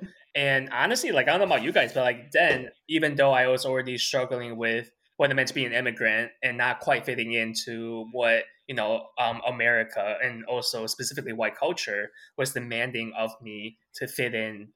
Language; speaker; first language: English; early bilingual, other home language; Chinese